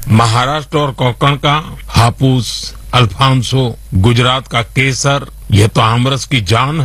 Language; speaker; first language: Hindi; non-native, local second language; Gujarati